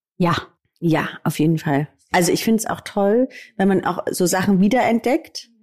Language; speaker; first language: German; native; German